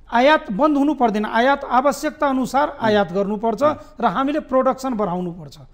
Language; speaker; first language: Nepali; native; Nepali